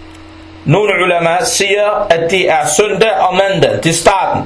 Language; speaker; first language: Danish; non-native, fluent; Arabic